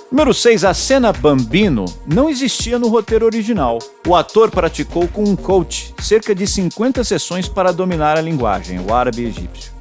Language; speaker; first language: Portuguese; native; Portuguese